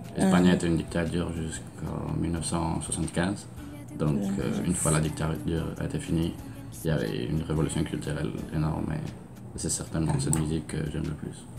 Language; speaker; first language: French; non-native, fluent; Spanish